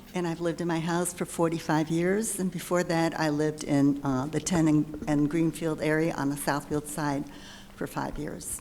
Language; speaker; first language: English; early bilingual, other home language; German